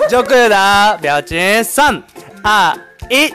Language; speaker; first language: Chinese; non-native, learner; Japanese